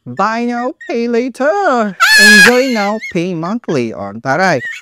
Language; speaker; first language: English; non-native, local second language; Filipino